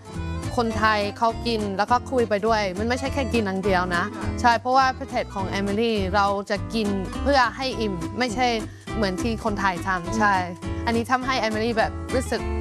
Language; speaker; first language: Thai; non-native, fluent; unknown